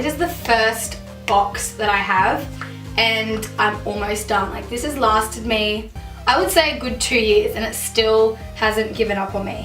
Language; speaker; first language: English; native; English